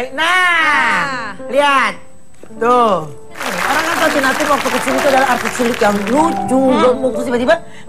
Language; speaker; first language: Indonesian; native; Indonesian